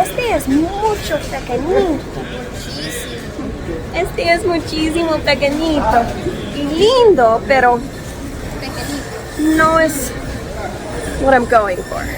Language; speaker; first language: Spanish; non-native, learner; English